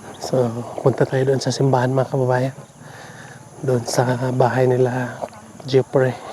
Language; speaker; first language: Filipino; non-native, local second language; Cebuano